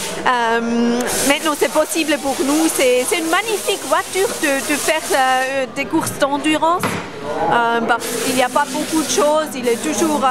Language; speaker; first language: French; non-native, local second language; German